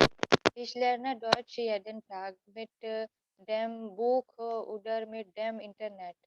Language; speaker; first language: German; non-native, learner; Hindi